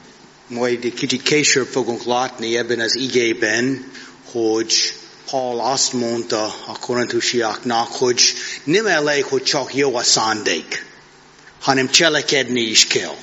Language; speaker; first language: Hungarian; non-native, fluent; English